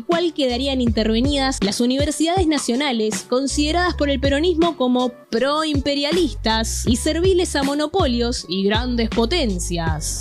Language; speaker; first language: Spanish; native; Spanish